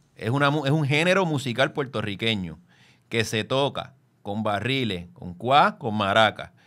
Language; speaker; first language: Spanish; native; Spanish